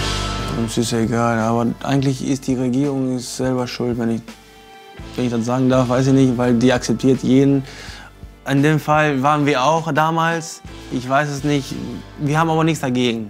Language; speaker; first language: German; non-native, fluent; Albanian